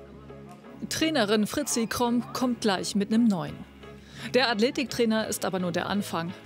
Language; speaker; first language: German; native; German